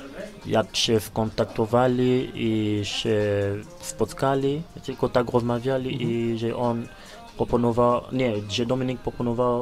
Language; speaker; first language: Polish; non-native, learner; Lingala